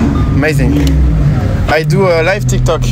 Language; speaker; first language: English; non-native, learner; French